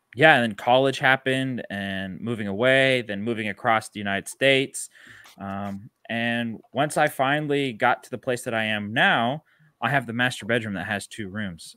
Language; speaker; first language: English; native; English